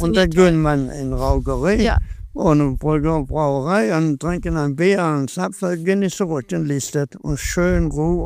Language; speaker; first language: German; non-native, learner; Danish